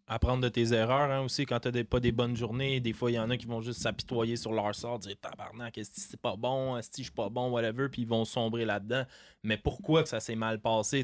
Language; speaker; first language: French; native; French